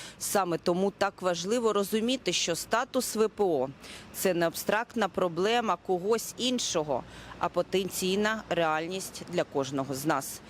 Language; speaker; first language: Ukrainian; native; Ukrainian